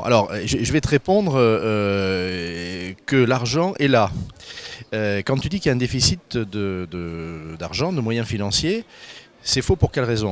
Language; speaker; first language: French; native; French